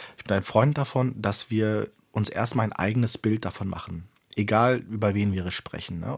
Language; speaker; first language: German; early bilingual, other home language; Turkish